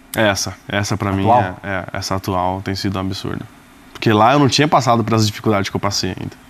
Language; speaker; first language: Portuguese; native; Portuguese